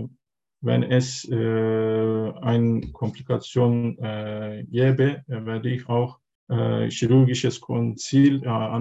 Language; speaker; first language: German; non-native, learner; Turkish